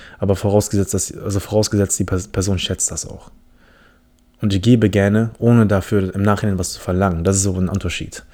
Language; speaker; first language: German; early bilingual, other home language; English